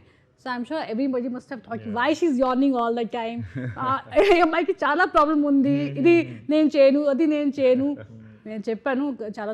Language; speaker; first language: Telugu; non-native, fluent; Hindi